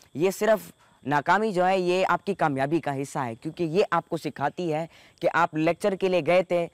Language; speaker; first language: Urdu; native; Urdu